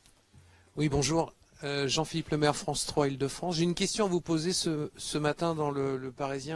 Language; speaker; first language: French; native; French